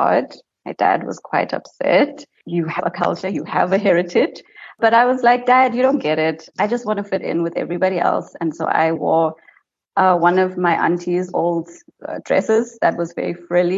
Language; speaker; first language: English; native; English